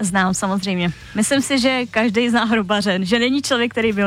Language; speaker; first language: Czech; native; Czech